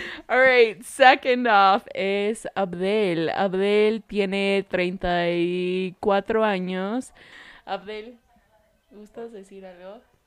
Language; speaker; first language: Spanish; early bilingual, heritage; Spanish